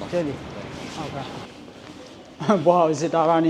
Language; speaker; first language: Chinese; non-native, fluent; Amharic